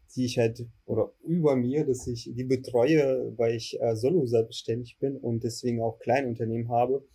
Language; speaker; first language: German; early bilingual, other home language; Russian